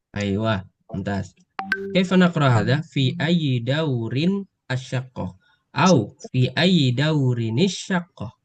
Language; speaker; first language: Arabic; non-native, fluent; Indonesian